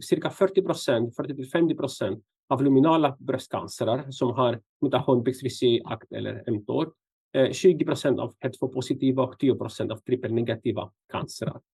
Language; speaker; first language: Swedish; non-native, fluent; Greek